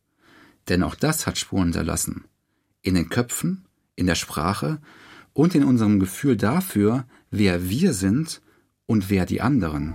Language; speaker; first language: German; native; German